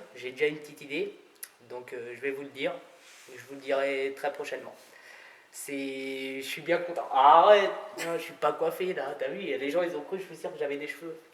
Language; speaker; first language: French; native; French